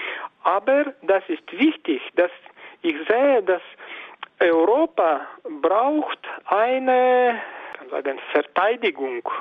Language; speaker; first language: German; non-native, fluent; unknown